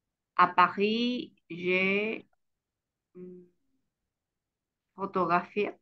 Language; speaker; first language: French; non-native, learner; Spanish